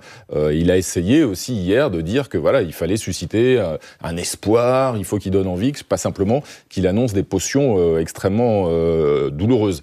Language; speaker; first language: French; native; French